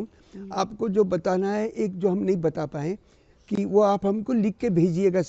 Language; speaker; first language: Hindi; native; Hindi